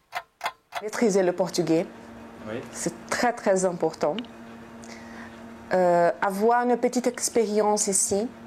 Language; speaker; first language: French; non-native, fluent; Portuguese